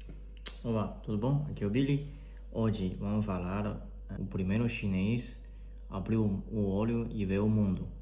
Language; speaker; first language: Portuguese; non-native, learner; Chinese